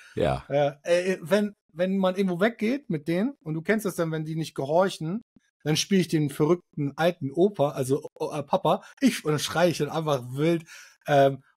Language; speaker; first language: German; early bilingual, other home language; Arabic